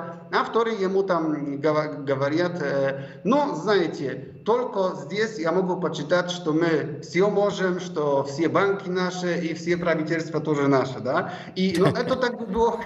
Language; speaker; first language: Russian; non-native, fluent; Polish